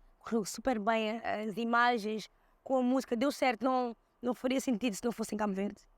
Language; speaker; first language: Portuguese; early bilingual, other home language; Kabuverdianu